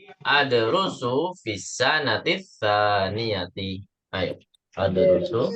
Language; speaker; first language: Arabic; non-native, fluent; Indonesian